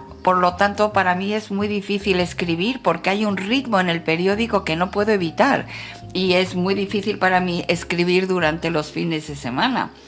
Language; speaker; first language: Spanish; non-native, fluent; French